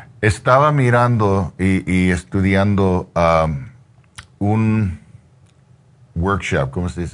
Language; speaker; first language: Spanish; non-native, learner; English